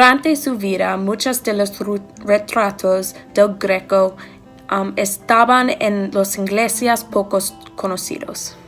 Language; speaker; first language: Spanish; non-native, learner; English